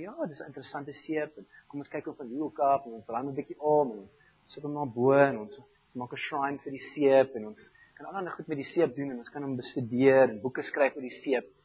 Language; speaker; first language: Afrikaans; non-native, fluent; German